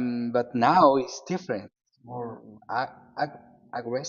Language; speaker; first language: English; non-native, learner; Spanish